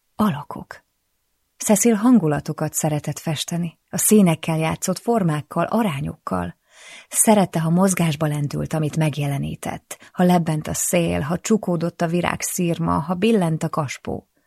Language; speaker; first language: Hungarian; native; Hungarian